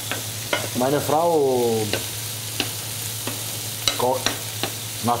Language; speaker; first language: German; non-native, learner; Italian